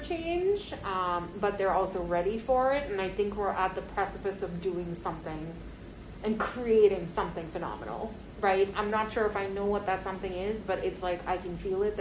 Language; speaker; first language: English; non-native, local second language; Hindi